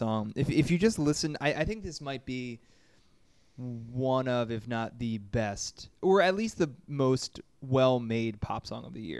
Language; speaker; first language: English; native; English